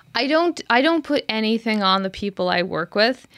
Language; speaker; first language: English; native; English